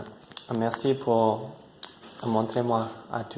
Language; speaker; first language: French; non-native, learner; English